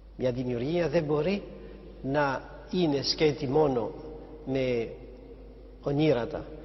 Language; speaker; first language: Greek; early bilingual, heritage; Greek